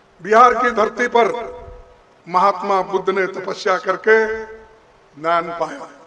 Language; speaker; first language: Hindi; non-native, local second language; Kannada